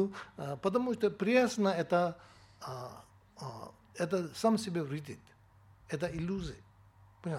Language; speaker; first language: Russian; non-native, learner; Tibetan